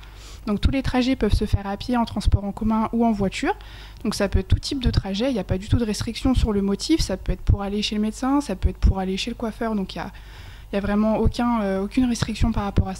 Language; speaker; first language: French; native; French